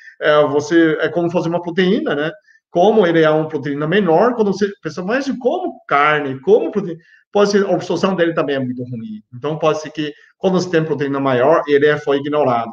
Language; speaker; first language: Portuguese; non-native, fluent; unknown